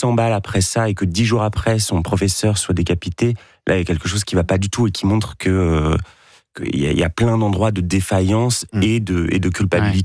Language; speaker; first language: French; native; French